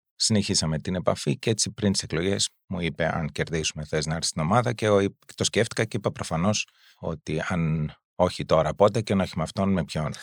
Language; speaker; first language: Greek; native; Greek